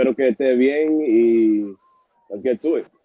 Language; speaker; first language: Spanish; early bilingual, heritage; Spanish